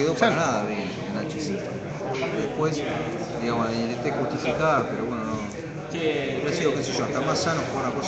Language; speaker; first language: Spanish; native; Spanish